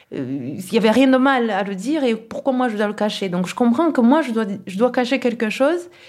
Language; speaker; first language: French; non-native, local second language; Kinyarwanda